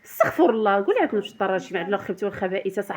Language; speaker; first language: Arabic; native; Arabic